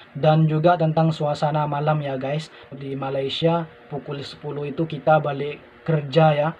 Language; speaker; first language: Indonesian; non-native, local second language; Madurese